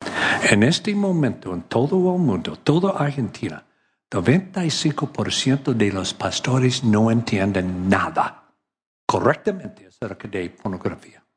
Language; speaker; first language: Spanish; non-native, learner; English